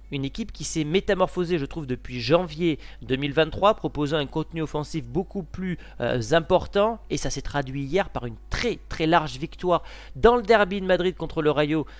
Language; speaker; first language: French; native; French